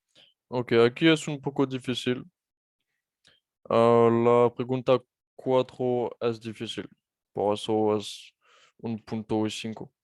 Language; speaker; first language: Spanish; non-native, fluent; French